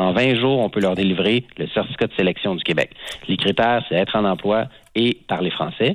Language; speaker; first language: French; native; French